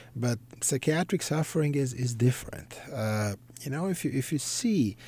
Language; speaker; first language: English; non-native, fluent; Serbian